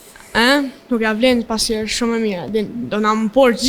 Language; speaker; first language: Albanian; early bilingual, heritage; Albanian